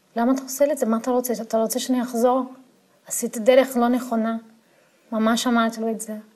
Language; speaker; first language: Hebrew; non-native, fluent; Portuguese